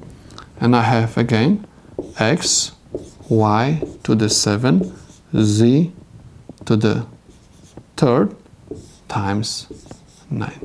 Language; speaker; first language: English; non-native, fluent; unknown